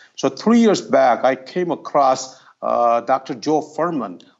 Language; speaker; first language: English; non-native, local second language; Gujarati